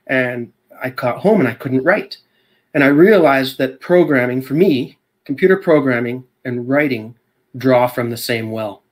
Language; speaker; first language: English; native; English